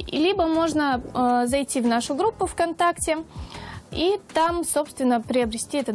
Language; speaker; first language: Russian; native; Russian